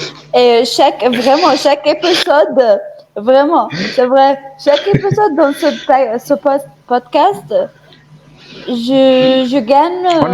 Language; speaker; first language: French; non-native, fluent; Arabic